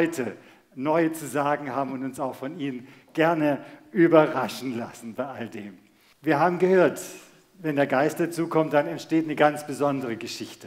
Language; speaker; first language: German; native; German